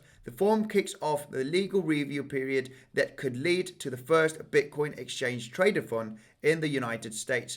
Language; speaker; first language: English; native; English